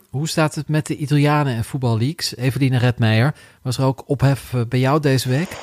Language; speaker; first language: Dutch; native; Dutch